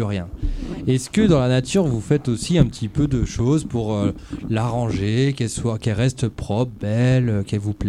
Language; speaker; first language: French; native; French